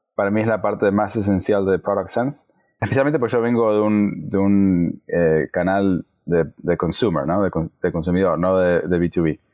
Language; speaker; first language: Spanish; native; Spanish